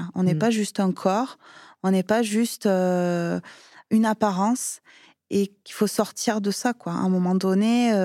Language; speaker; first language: French; native; French